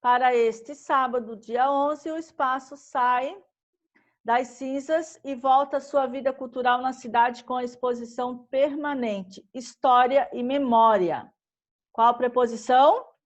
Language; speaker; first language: Portuguese; native; Portuguese